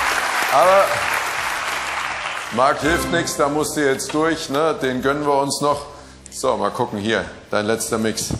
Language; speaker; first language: German; native; German